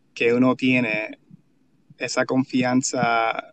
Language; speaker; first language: Spanish; native; Spanish